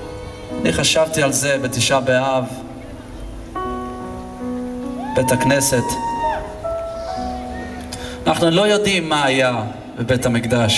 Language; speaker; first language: Hebrew; non-native, fluent; English